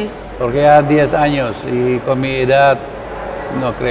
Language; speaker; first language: Spanish; non-native, learner; Dutch